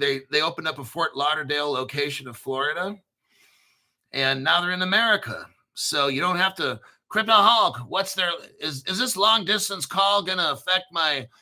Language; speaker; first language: English; native; English